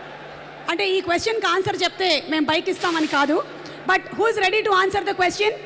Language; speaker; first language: Telugu; native; Telugu